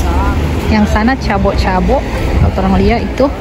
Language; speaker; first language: Indonesian; non-native, local second language; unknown